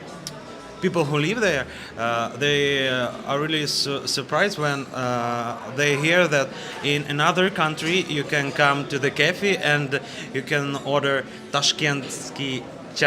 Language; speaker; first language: English; non-native, learner; Russian